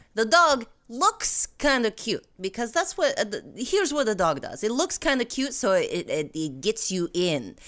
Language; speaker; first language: English; non-native, fluent; Russian